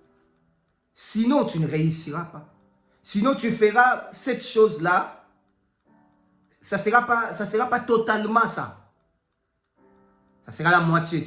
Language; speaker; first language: French; non-native, local second language; Lingala